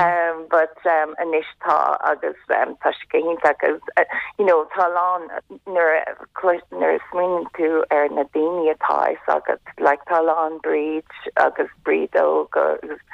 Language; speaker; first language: Irish; non-native, local second language; English